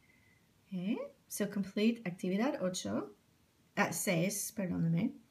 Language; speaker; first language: Spanish; non-native, fluent; English